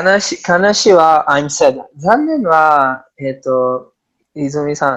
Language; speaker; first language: Japanese; non-native, learner; Italian